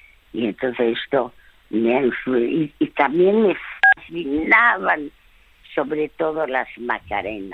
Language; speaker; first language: Spanish; early bilingual, other home language; French